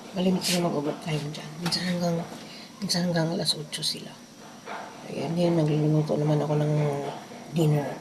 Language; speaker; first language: Filipino; non-native, local second language; Cebuano